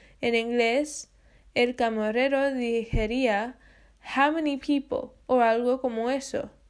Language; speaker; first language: Spanish; non-native, learner; English